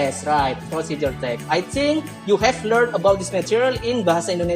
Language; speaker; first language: English; non-native, learner; Indonesian